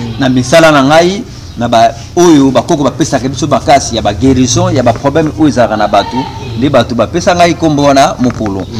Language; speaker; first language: Lingala; non-native, local second language; Kongo